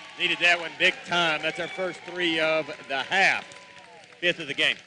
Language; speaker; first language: English; native; English